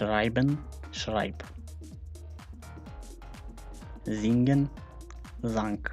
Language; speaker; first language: German; non-native, fluent; Macedonian